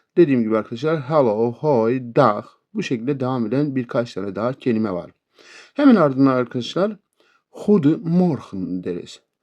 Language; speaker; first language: Turkish; native; Turkish